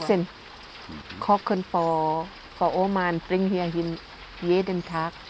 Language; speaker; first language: German; non-native, learner; Thai